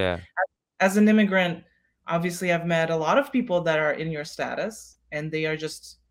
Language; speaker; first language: English; non-native, fluent; Russian